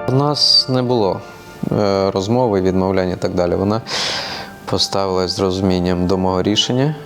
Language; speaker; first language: Ukrainian; native; Ukrainian